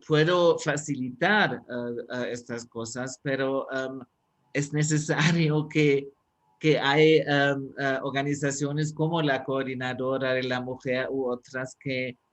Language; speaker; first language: Spanish; non-native, fluent; German